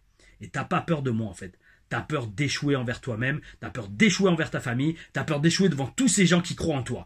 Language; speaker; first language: French; native; French